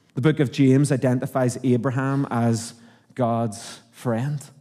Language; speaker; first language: English; native; English